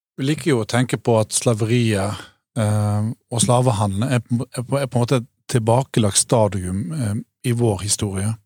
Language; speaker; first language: Norwegian; native; Norwegian